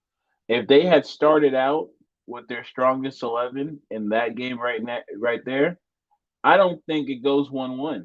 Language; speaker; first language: English; native; English